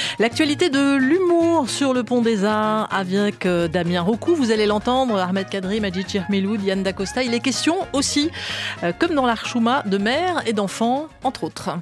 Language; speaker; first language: French; native; French